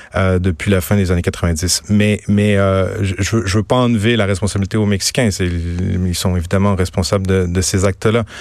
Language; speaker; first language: French; native; French